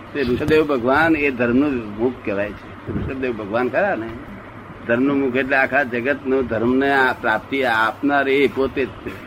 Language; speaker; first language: Gujarati; native; Gujarati